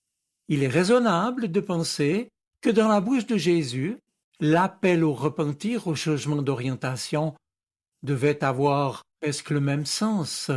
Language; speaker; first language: French; native; French